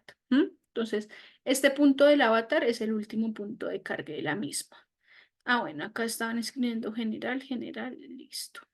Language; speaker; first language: Spanish; native; Spanish